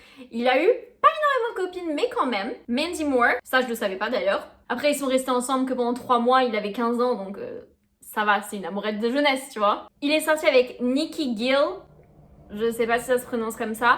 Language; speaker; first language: French; native; French